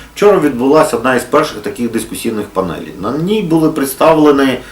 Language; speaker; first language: Ukrainian; non-native, local second language; Russian